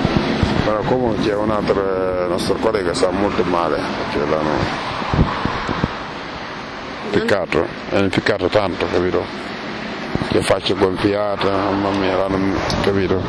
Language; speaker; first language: Italian; non-native, learner; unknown